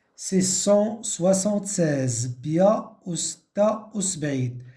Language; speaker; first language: French; non-native, local second language; Arabic